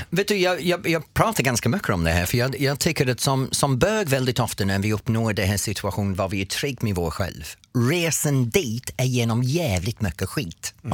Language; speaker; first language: Swedish; non-native, fluent; English